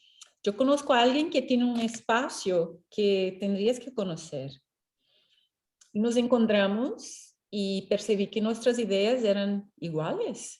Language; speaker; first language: Spanish; non-native, fluent; Portuguese